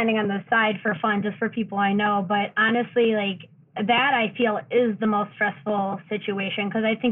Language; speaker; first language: English; native; English